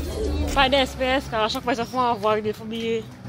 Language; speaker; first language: French; native; French